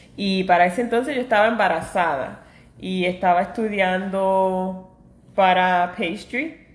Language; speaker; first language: Spanish; early bilingual, heritage; Spanish